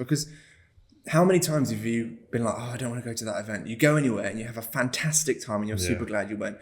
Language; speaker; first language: English; native; English